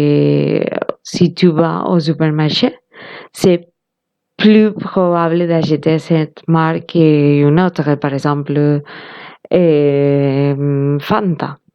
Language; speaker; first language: French; non-native, learner; Spanish